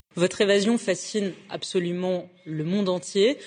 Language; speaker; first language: French; native; French